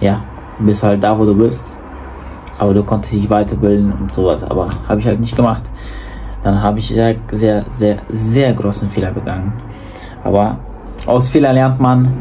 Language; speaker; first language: German; early bilingual, other home language; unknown